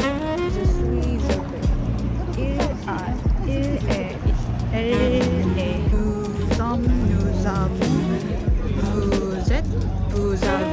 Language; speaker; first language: French; non-native, learner; Korean